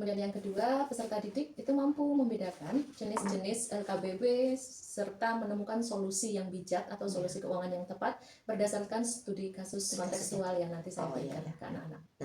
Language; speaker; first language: Indonesian; native; Indonesian